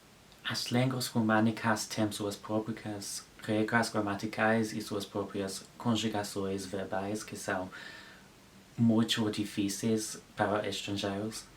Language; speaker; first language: Portuguese; non-native, learner; English